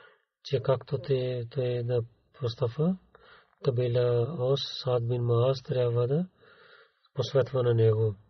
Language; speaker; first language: Bulgarian; non-native, learner; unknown